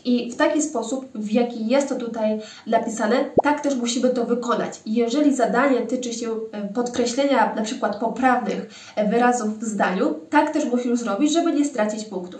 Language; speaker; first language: Polish; native; Polish